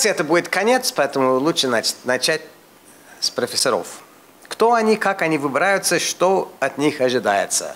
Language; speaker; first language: Russian; non-native, fluent; English